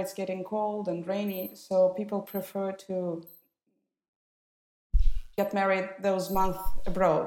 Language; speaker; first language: English; non-native, fluent; Russian